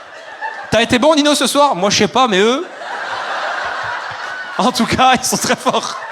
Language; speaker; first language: French; native; French